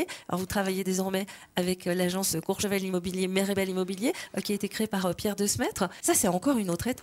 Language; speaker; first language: French; native; French